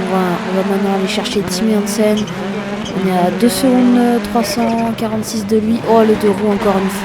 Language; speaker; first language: French; native; French